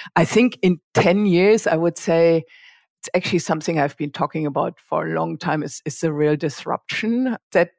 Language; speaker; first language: English; non-native, fluent; German